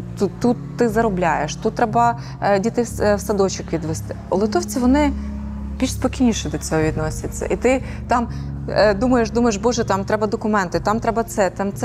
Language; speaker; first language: Ukrainian; native; Ukrainian